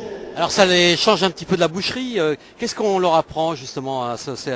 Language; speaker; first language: French; native; French